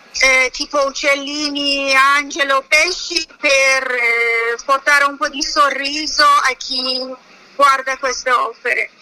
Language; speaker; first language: Italian; non-native, fluent; Persian